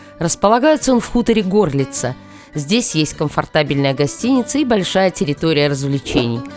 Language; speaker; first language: Russian; native; Russian